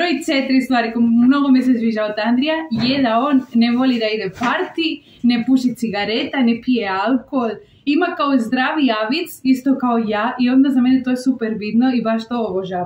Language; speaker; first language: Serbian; non-native, learner; Spanish